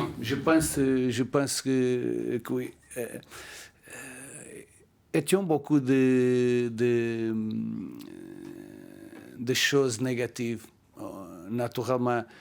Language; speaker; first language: French; non-native, learner; Portuguese